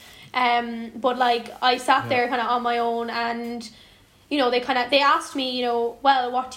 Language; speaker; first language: English; native; English